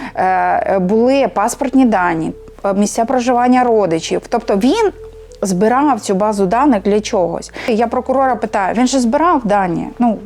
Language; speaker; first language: Ukrainian; native; Ukrainian